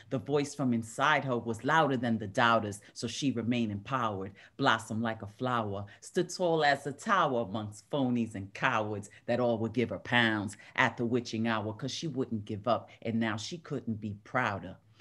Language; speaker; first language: English; early bilingual, other home language; Spanish